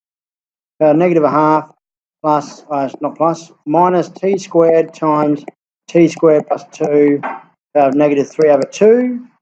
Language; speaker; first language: English; native; English